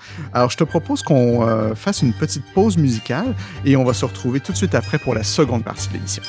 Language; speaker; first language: French; native; French